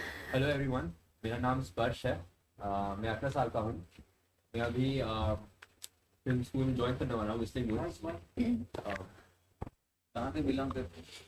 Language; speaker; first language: Hindi; non-native, local second language; Marathi